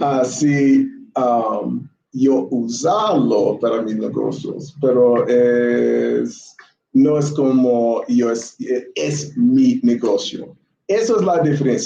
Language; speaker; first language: Spanish; non-native, learner; English